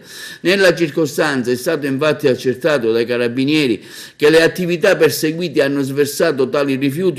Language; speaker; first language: Italian; native; Italian